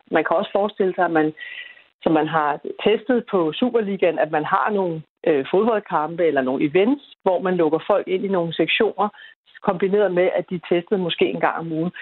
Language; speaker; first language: Danish; native; Danish